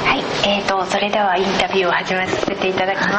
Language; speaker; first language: Japanese; native; Japanese